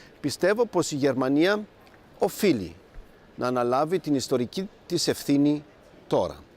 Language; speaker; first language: Greek; early bilingual, heritage; Greek